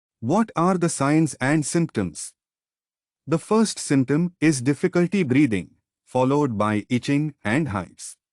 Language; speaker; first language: English; non-native, local second language; Telugu